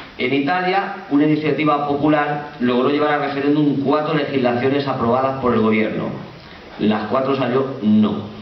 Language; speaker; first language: Spanish; native; Spanish